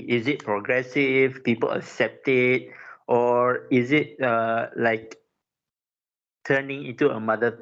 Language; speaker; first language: English; non-native, local second language; Malay